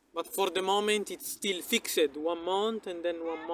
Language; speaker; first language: English; non-native, local second language; Italian